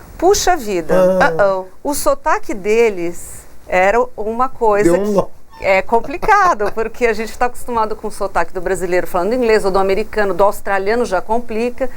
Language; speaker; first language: Portuguese; non-native, local second language; English